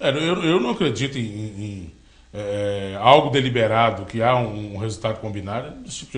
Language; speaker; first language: Portuguese; native; Portuguese